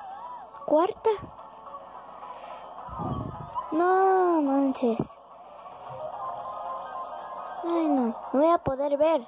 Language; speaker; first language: Spanish; early bilingual, heritage; Spanish